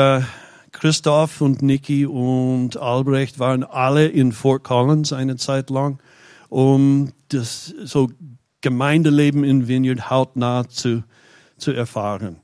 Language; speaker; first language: German; non-native, fluent; English